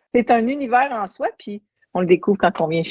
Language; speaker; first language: French; native; French